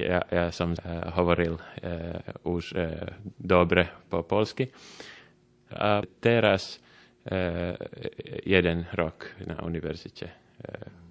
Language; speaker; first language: Slovak; non-native, learner; Finnish